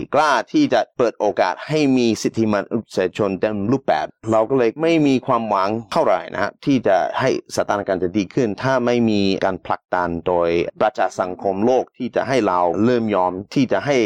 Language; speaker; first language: Thai; non-native, fluent; English